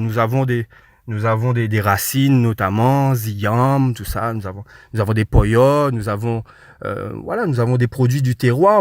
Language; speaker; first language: French; non-native, local second language; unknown